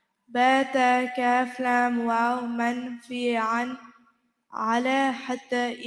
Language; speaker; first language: Arabic; non-native, learner; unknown